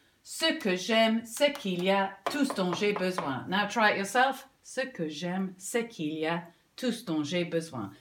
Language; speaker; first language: French; non-native, fluent; English